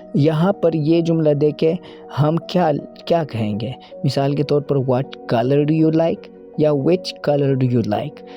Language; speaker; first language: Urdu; non-native, local second language; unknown